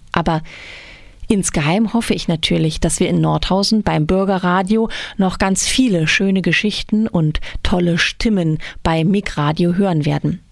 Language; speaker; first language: German; native; German